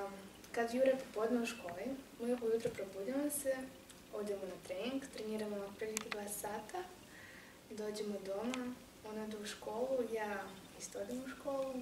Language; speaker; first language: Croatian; non-native, fluent; Russian